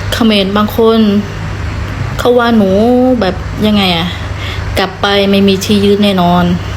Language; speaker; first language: Thai; non-native, fluent; Khmer